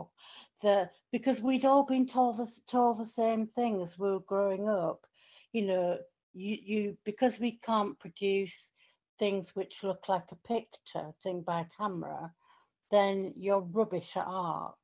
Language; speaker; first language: English; native; English